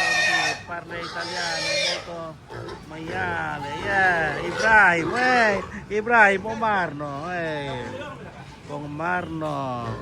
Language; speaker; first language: Italian; non-native, learner; Indonesian